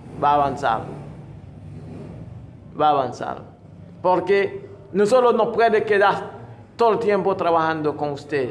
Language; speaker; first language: Spanish; non-native, fluent; Haitian Creole